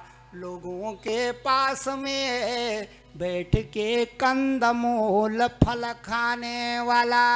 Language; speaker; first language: Hindi; native; Hindi